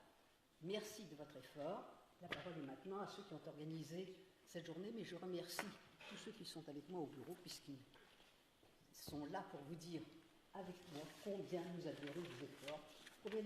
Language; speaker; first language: French; native; French